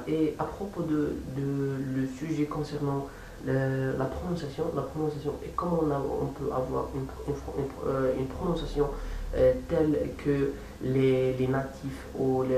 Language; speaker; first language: French; non-native, fluent; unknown